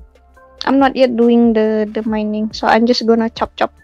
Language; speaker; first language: English; non-native, learner; Indonesian